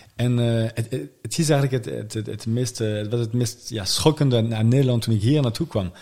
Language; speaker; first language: Dutch; non-native, fluent; French